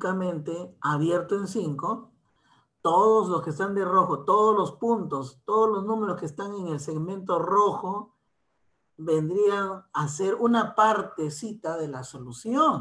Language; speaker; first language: Spanish; native; Spanish